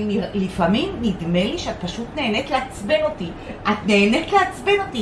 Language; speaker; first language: Hebrew; native; Hebrew